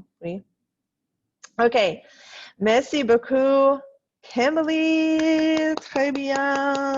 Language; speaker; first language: French; non-native, fluent; English